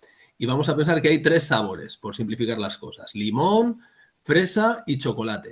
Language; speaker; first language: Spanish; native; Spanish